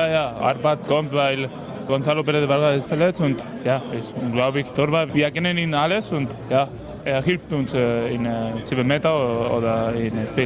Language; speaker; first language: German; non-native, learner; Spanish